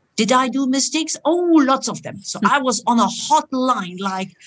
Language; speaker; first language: English; non-native, fluent; Turkish